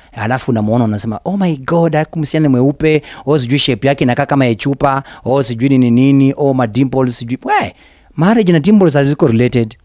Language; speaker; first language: Swahili; non-native, local second language; Luyia